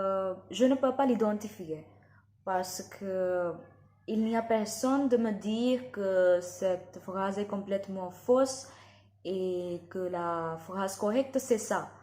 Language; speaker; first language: French; non-native, learner; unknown